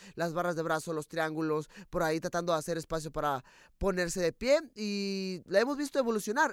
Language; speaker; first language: Spanish; native; Spanish